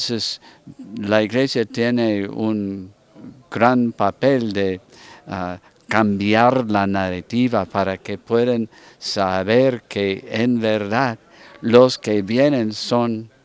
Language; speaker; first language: Spanish; non-native, fluent; English